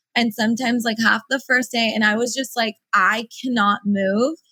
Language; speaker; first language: English; early bilingual, other home language; Persian